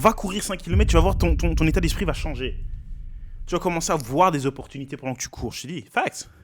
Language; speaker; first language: French; native; French